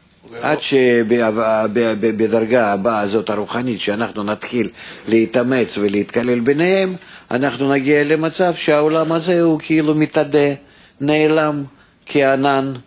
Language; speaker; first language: Hebrew; non-native, fluent; Russian